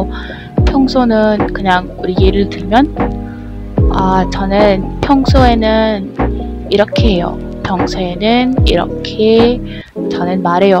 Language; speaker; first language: Korean; non-native, learner; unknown